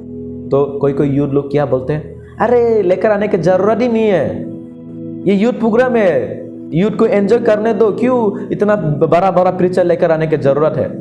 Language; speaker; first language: Hindi; non-native, local second language; Kok Borok